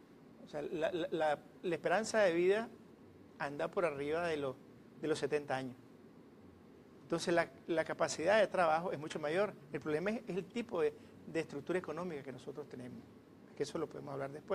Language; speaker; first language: Spanish; native; Spanish